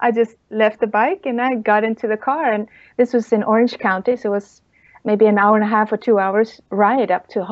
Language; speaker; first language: English; non-native, fluent; Swedish